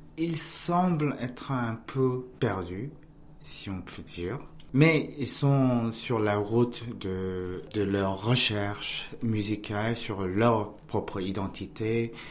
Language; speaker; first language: French; non-native, fluent; Korean